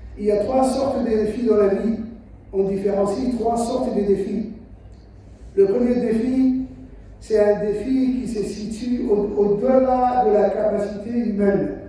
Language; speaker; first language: French; non-native, local second language; Somali